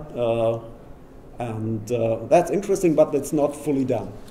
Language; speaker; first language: English; non-native, fluent; German